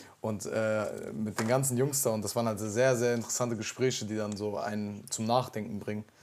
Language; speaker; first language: German; early bilingual, other home language; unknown